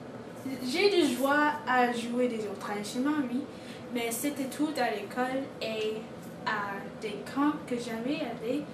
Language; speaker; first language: French; non-native, local second language; English